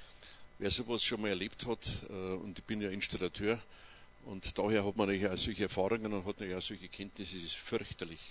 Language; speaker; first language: German; native; German